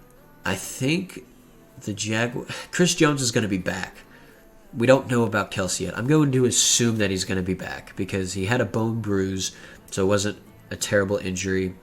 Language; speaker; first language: English; native; English